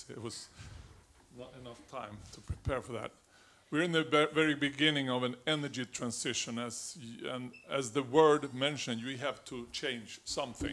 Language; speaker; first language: English; non-native, fluent; Swedish